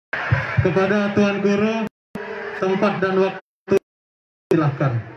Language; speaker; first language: Indonesian; native; Indonesian